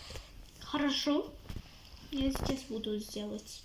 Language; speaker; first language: Russian; non-native, local second language; Uzbek